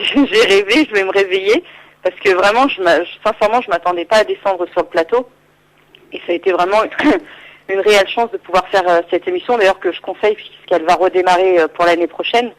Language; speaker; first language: French; native; French